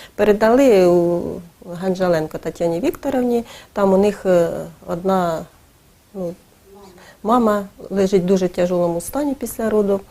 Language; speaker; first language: Ukrainian; native; Ukrainian